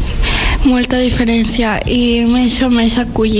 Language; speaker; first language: Catalan; early bilingual, other home language; Spanish